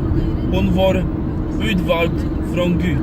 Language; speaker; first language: Swedish; non-native, learner; Polish